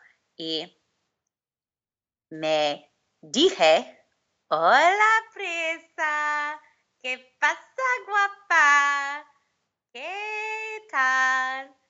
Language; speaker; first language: Spanish; non-native, learner; English